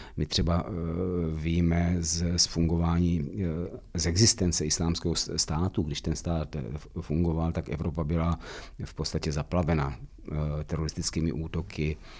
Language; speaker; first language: Czech; native; Czech